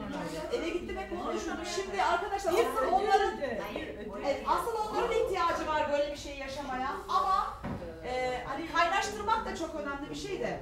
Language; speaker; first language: Turkish; native; Turkish